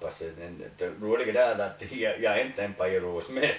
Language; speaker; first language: Swedish; non-native, learner; English